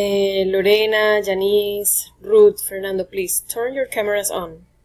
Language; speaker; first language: English; non-native, fluent; Spanish